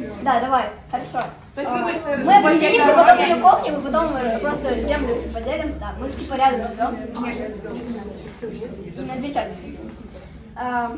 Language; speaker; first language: Russian; native; Russian